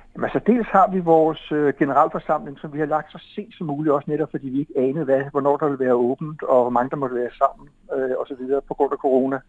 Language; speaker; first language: Danish; native; Danish